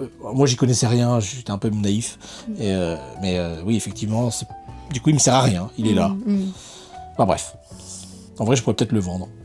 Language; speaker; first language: French; native; French